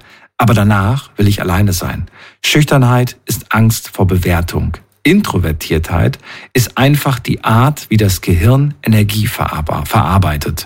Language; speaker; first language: German; native; German